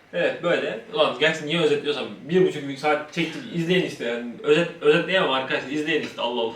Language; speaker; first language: Turkish; native; Turkish